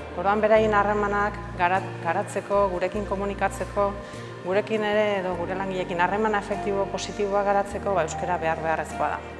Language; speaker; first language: Basque; native; Basque